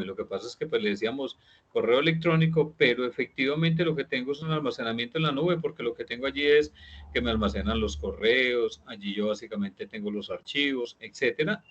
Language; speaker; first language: Spanish; native; Spanish